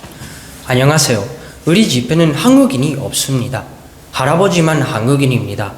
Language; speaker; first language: Korean; non-native, learner; Spanish